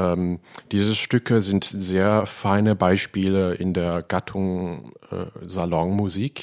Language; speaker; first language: German; non-native, fluent; Cantonese